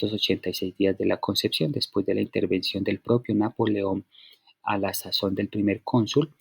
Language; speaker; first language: Spanish; native; Spanish